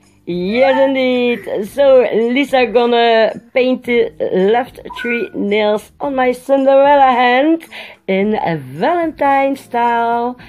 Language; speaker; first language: English; non-native, learner; Dutch